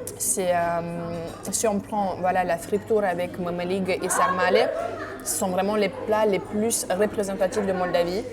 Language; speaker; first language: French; non-native, fluent; Romanian